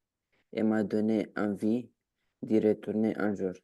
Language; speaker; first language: French; non-native, learner; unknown